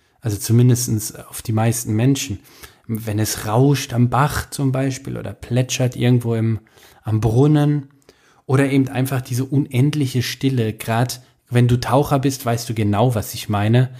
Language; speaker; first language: German; native; German